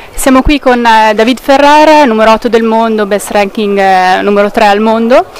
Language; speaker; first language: Italian; native; Italian